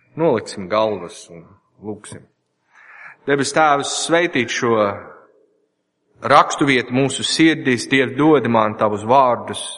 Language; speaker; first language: Latvian; non-native, learner; English